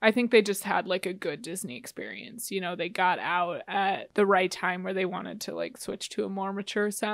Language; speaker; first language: English; native; English